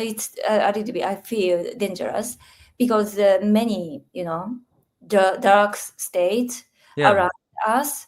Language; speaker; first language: English; non-native, learner; Japanese